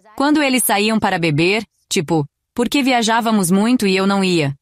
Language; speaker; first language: Portuguese; non-native, fluent; Greek